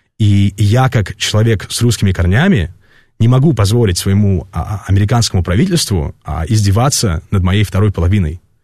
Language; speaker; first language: Russian; early bilingual, heritage; Russian